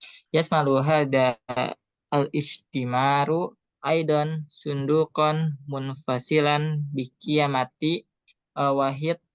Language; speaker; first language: Arabic; non-native, learner; Indonesian